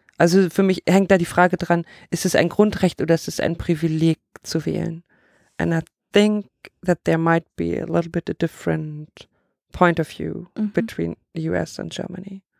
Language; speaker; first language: German; native; German